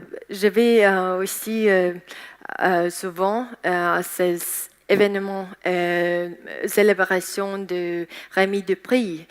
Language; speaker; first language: French; non-native, learner; Estonian